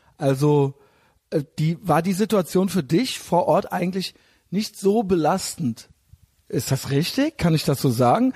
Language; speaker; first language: German; native; German